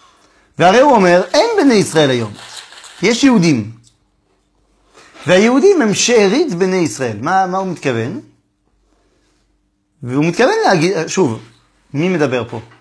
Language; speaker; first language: Hebrew; non-native, fluent; French